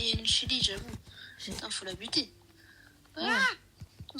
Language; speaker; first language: French; native; French